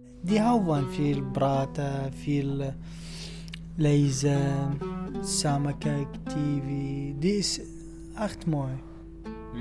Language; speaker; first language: Dutch; non-native, learner; Arabic